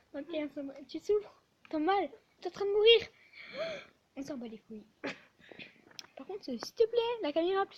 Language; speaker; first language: French; native; French